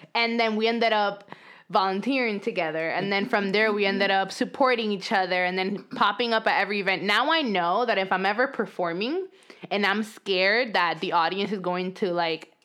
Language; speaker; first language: English; early bilingual, other home language; Spanish